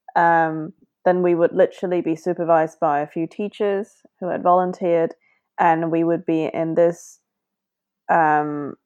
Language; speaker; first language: English; non-native, local second language; Cantonese